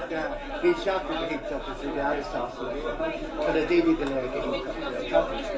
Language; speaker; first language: Irish; non-native, learner; English